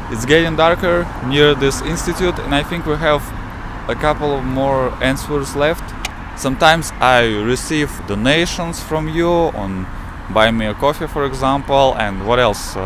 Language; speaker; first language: English; non-native, fluent; Russian